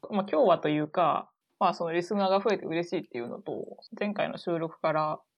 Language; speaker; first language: Japanese; native; Japanese